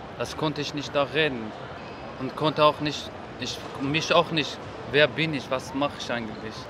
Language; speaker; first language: German; non-native, learner; Persian